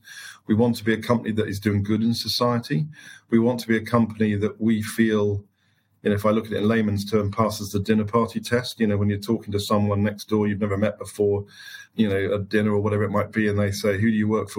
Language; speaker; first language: English; native; English